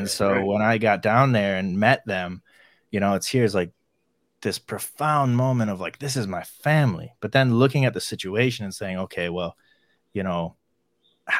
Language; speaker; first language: English; native; English